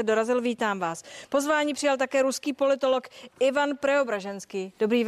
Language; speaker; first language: Czech; native; Czech